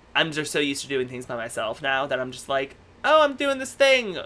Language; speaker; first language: English; native; English